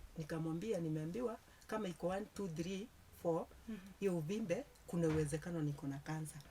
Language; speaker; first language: Swahili; non-native, local second language; Kikuyu